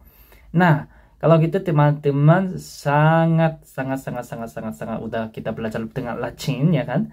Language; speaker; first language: Indonesian; non-native, fluent; Korean